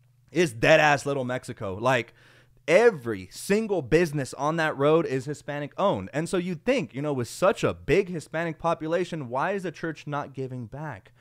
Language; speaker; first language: English; early bilingual, other home language; Spanish